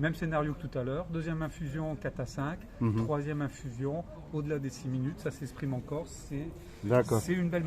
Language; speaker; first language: French; native; French